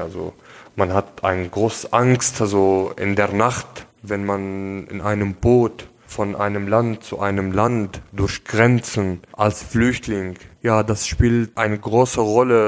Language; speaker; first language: German; non-native, local second language; Arabic